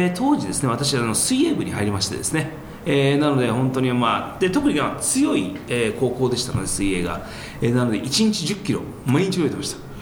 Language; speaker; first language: Japanese; early bilingual, heritage; Japanese